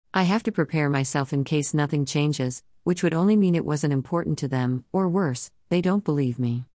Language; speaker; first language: English; non-native, local second language; Surigaonon